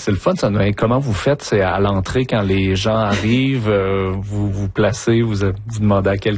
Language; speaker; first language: French; native; French